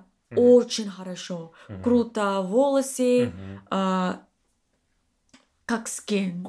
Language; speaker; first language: Russian; non-native, learner; English